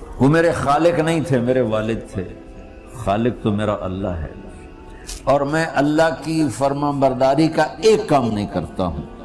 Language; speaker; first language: Urdu; non-native, local second language; Punjabi